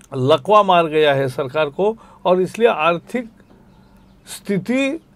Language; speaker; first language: Hindi; native; Hindi